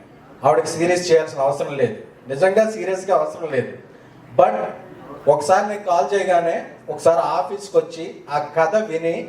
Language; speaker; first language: Telugu; native; Telugu